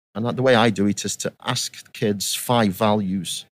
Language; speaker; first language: English; native; English